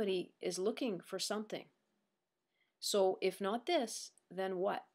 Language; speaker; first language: English; native; English